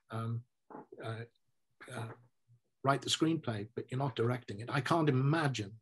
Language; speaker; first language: English; native; English